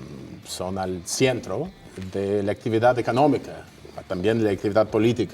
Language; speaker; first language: Spanish; non-native, fluent; Russian